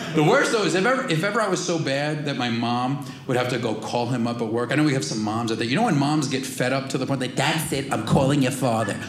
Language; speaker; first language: English; native; English